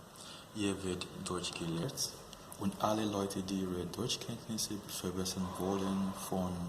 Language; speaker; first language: German; non-native, fluent; Yoruba